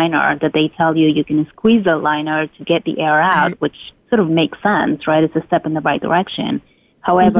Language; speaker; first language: English; non-native, fluent; Spanish